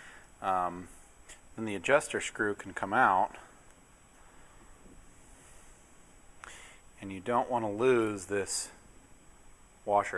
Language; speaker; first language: English; native; English